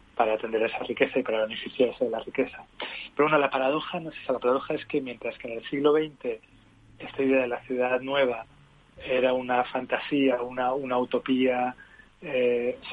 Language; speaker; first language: Spanish; native; Spanish